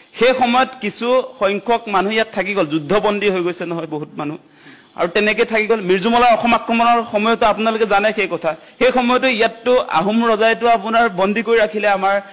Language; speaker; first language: Assamese; native; Assamese